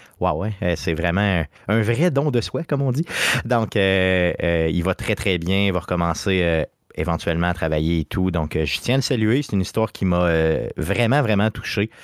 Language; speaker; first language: French; native; French